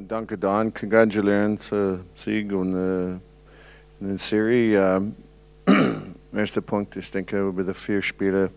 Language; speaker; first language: German; non-native, learner; English